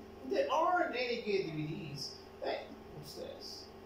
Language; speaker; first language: English; non-native, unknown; Spanish